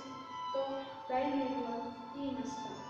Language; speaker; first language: Japanese; non-native, learner; Indonesian